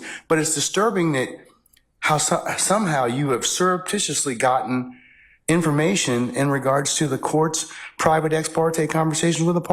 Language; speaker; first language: English; native; English